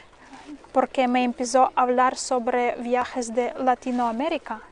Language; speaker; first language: Spanish; non-native, fluent; Russian